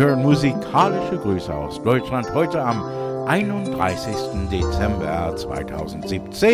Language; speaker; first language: German; early bilingual, heritage; English